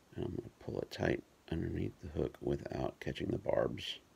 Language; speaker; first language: English; native; English